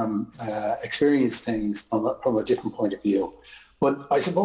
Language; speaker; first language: English; native; English